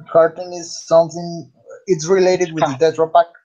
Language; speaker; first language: English; non-native, learner; Spanish